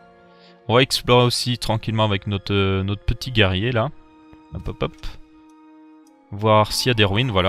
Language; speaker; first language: French; native; French